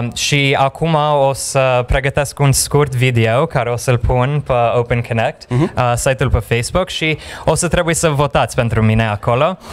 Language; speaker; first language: Romanian; early bilingual, heritage; Romanian